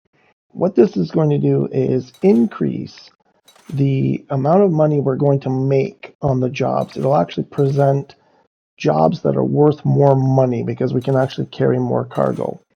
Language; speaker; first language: English; native; English